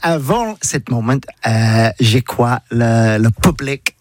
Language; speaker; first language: French; non-native, learner; English